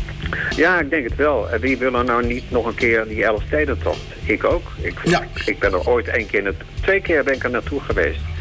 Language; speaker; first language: Dutch; native; Dutch